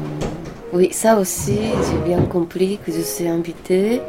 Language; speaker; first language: French; non-native, learner; Japanese